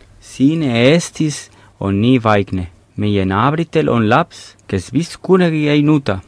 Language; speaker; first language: Estonian; non-native, fluent; Spanish